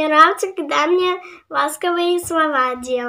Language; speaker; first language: Russian; native; Russian